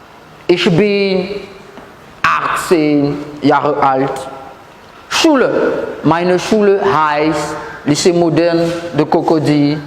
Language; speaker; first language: German; non-native, learner; French